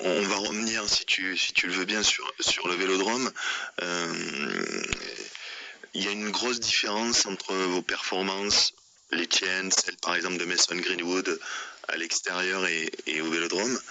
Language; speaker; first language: French; native; French